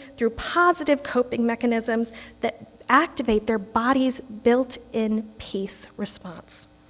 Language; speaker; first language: English; native; English